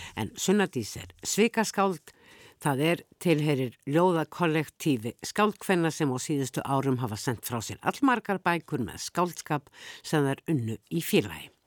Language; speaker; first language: Icelandic; native; Icelandic